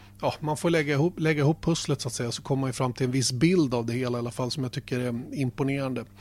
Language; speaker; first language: Swedish; native; Swedish